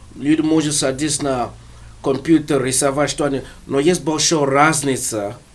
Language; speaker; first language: Russian; non-native, learner; English